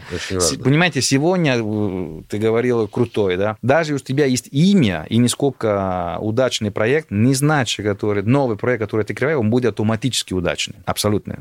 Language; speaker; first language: Russian; non-native, fluent; Italian